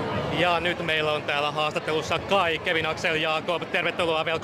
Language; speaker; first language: Finnish; native; Finnish